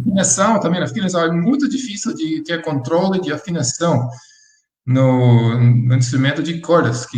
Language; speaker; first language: Portuguese; non-native, fluent; English